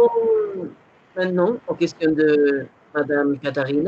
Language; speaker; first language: French; non-native, learner; Spanish